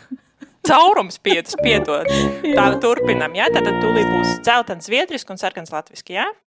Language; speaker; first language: Latvian; native; Latvian